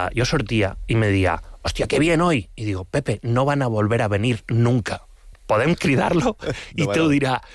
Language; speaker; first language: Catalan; non-native, local second language; Spanish